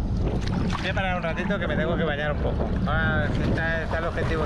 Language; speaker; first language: Spanish; native; Spanish